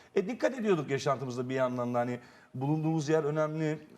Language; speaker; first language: Turkish; native; Turkish